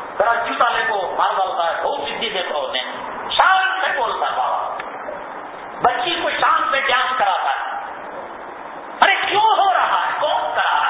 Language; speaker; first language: Urdu; native; Urdu